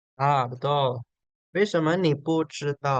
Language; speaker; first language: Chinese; non-native, fluent; Indonesian